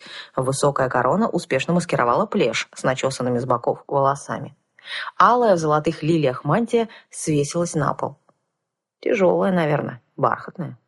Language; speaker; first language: Russian; native; Russian